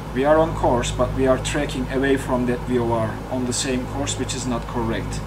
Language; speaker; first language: English; non-native, fluent; Turkish